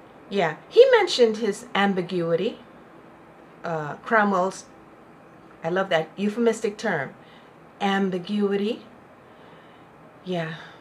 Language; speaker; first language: English; non-native, local second language; Spanish